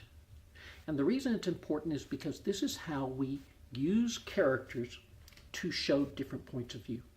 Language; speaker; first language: English; native; English